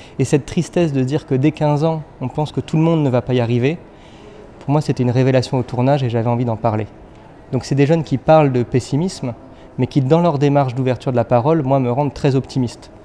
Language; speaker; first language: French; native; French